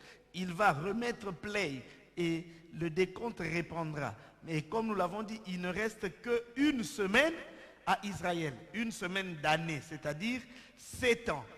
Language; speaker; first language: French; non-native, local second language; Lingala